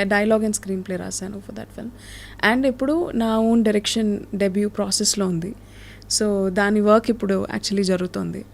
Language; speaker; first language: Telugu; native; Telugu